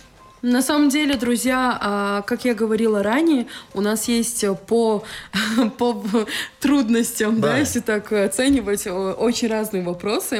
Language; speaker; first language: Russian; non-native, local second language; Tajik